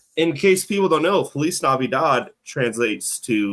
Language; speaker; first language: English; native; English